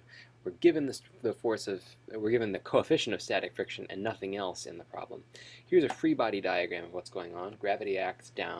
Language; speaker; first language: English; native; English